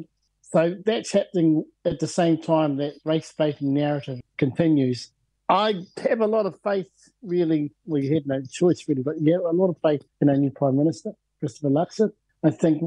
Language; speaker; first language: English; native; English